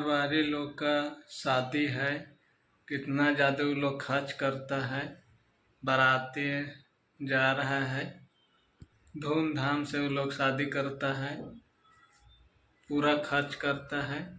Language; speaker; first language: Hindi; non-native, local second language; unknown